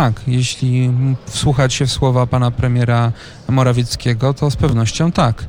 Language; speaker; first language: Polish; native; Polish